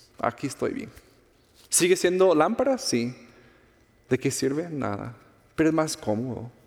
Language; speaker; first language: Spanish; non-native, fluent; English